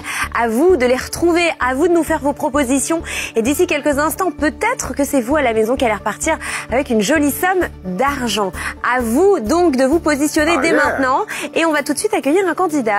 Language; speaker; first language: French; native; French